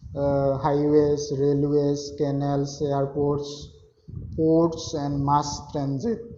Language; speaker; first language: English; non-native, local second language; Assamese